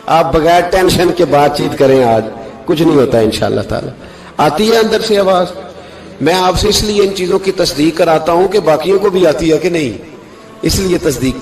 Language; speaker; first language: Urdu; non-native, local second language; Punjabi